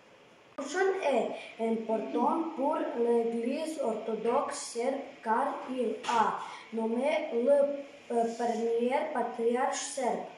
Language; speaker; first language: French; non-native, learner; Serbian